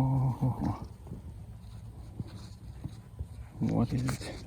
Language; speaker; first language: English; non-native, learner; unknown